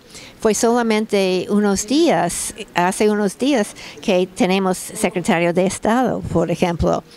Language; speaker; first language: Spanish; non-native, fluent; English